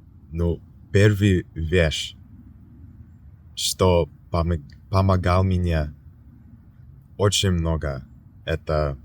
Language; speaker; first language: Russian; non-native, learner; English